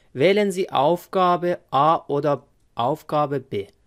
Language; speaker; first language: German; non-native, fluent; Persian